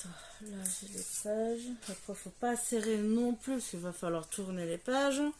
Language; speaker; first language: French; native; French